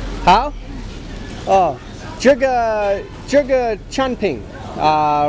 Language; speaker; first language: Chinese; non-native, learner; English